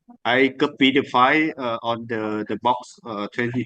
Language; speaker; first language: English; non-native, learner; Vietnamese